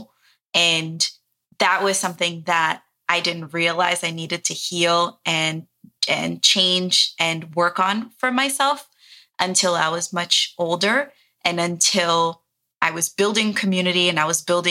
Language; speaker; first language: English; early bilingual, other home language; Portuguese